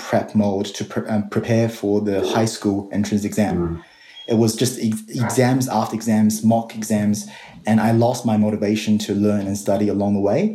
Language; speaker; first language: English; non-native, fluent; Chinese